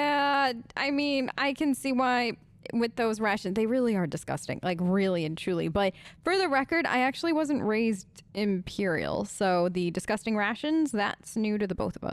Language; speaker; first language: English; native; English